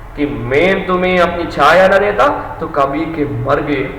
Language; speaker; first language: Hindi; non-native, local second language; Malayalam